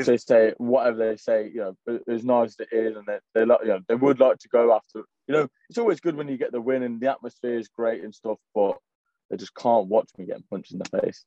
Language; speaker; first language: English; native; English